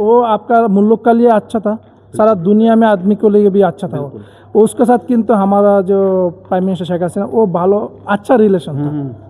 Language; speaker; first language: Hindi; non-native, learner; Bangla